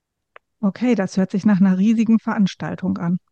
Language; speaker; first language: German; native; German